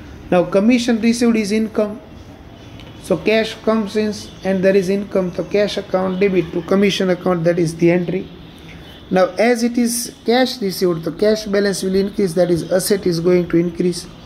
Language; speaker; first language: English; non-native, local second language; Gujarati